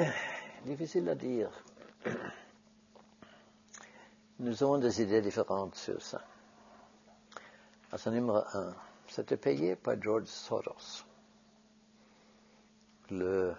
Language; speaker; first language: French; non-native, fluent; Norwegian